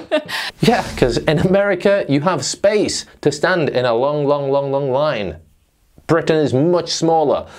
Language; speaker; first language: English; native; English